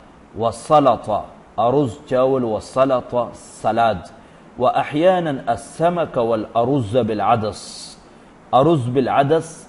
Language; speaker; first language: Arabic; non-native, fluent; Urdu